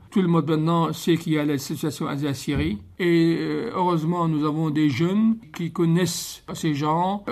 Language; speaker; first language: French; non-native, fluent; Arabic